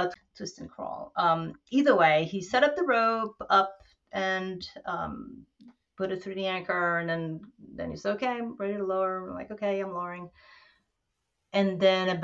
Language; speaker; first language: English; native; English